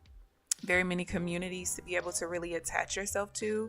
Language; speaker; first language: English; native; English